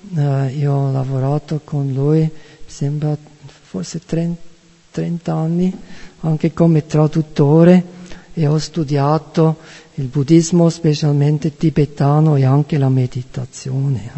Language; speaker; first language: Italian; non-native, fluent; German